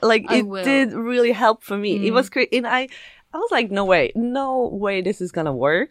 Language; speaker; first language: English; non-native, fluent; Swedish